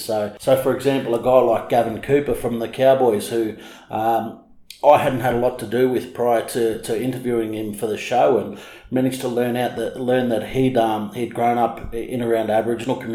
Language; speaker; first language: English; native; English